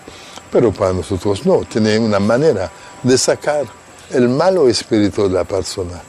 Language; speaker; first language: Spanish; non-native, fluent; Haitian Creole